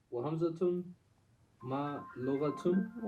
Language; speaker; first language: Arabic; non-native, learner; English